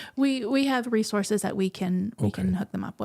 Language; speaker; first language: English; native; English